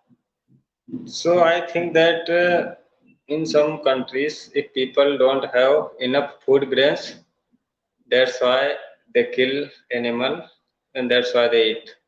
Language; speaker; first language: English; non-native, learner; Hindi